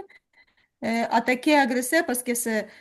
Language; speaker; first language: French; non-native, learner; Ukrainian